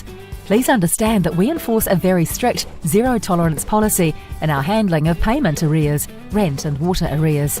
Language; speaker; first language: English; native; English